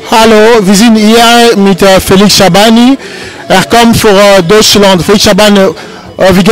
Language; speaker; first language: German; non-native, learner; Lingala